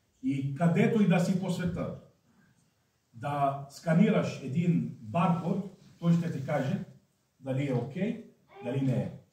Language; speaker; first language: Bulgarian; non-native, fluent; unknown